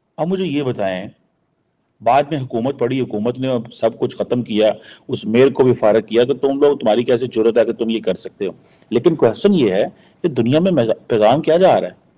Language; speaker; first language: Urdu; non-native, local second language; Punjabi